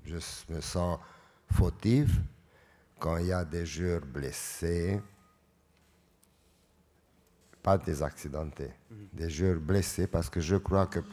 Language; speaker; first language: French; non-native, fluent; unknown